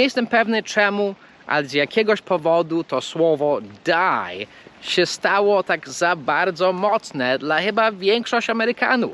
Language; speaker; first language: Polish; non-native, fluent; English